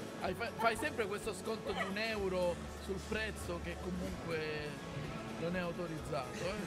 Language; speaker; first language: Italian; native; Italian